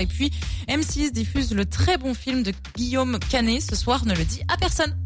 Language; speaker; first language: French; native; French